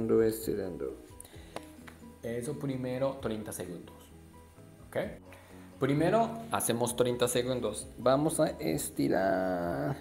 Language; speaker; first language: Spanish; non-native, learner; Japanese